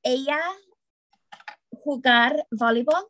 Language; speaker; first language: Spanish; non-native, learner; English